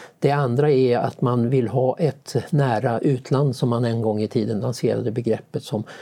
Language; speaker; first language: Swedish; native; Swedish